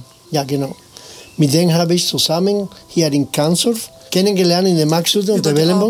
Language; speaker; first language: German; non-native, fluent; Spanish